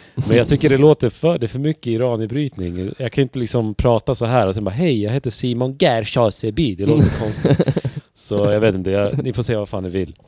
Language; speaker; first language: Swedish; native; Swedish